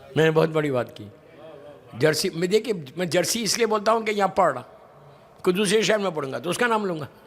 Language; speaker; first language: Urdu; native; Urdu